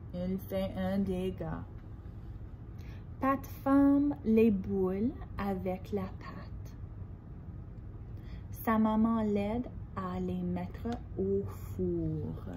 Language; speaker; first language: French; non-native, fluent; English